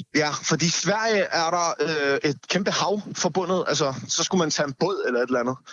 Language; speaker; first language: Danish; native; Danish